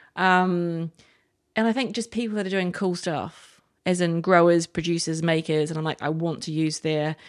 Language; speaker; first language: English; native; English